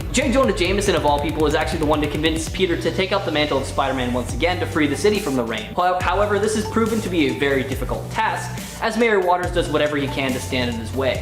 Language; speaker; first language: English; native; English